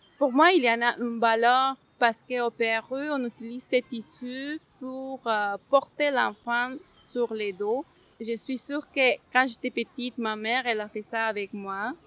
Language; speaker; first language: French; non-native, fluent; Spanish